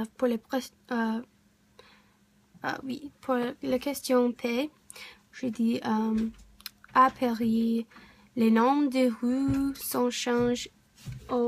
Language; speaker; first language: French; non-native, learner; English